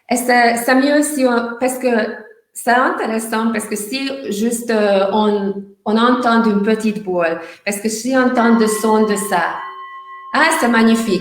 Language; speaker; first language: French; non-native, learner; Hungarian